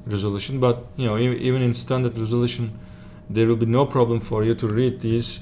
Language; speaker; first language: English; non-native, learner; Turkish